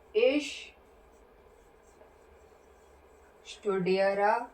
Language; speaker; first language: German; non-native, fluent; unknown